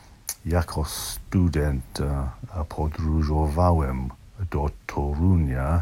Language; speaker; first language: Polish; non-native, learner; English